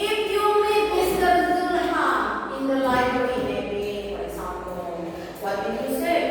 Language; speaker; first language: English; non-native, fluent; Indonesian